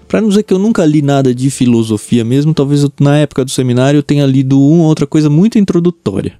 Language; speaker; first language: Portuguese; native; Portuguese